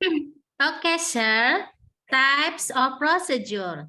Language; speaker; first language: English; non-native, learner; Indonesian